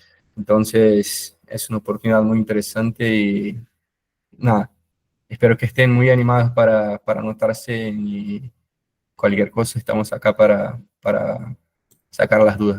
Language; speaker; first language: Spanish; non-native, fluent; Portuguese